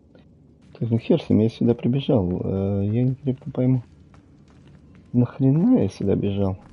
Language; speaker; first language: Russian; native; Russian